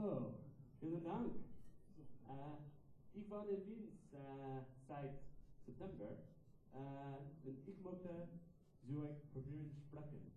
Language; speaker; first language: German; non-native, learner; English